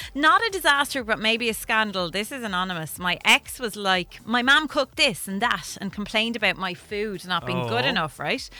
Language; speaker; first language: English; native; English